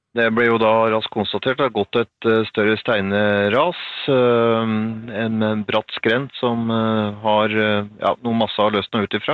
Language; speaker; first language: Norwegian; native; Norwegian